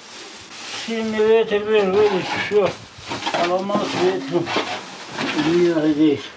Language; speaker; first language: Russian; non-native, local second language; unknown